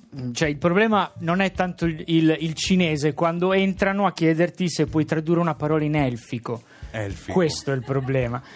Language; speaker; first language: Italian; native; Italian